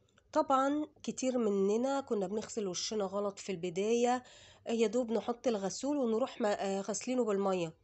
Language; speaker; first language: Arabic; native; Arabic